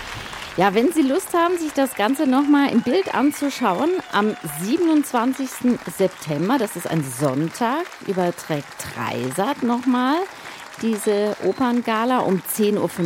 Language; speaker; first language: German; native; German